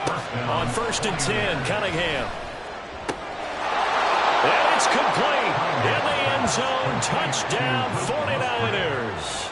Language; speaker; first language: English; native; English